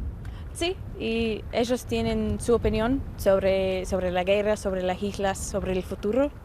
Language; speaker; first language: Spanish; non-native, fluent; English